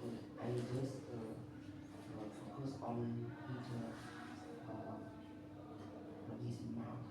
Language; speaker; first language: English; non-native, learner; Vietnamese